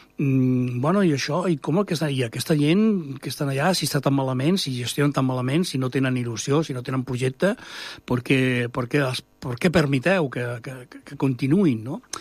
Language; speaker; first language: Catalan; native; Catalan